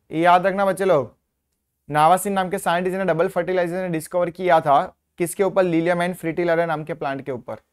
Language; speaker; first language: Hindi; non-native, local second language; Gujarati